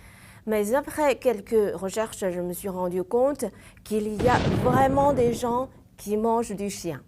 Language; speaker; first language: French; non-native, fluent; Chinese